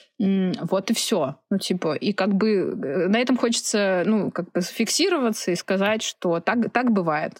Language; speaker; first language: Russian; native; Russian